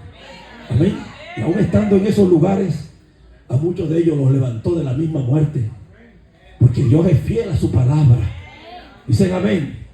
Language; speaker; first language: Spanish; native; Spanish